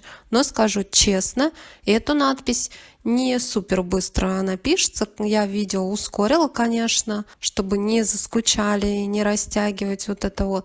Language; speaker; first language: Russian; native; Russian